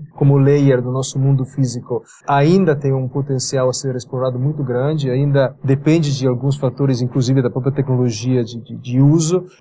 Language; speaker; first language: Portuguese; non-native, fluent; Italian